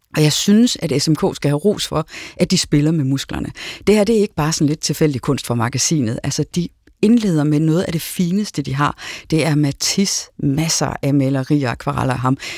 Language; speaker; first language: Danish; native; Danish